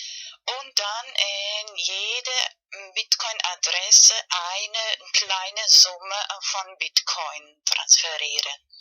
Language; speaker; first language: German; non-native, fluent; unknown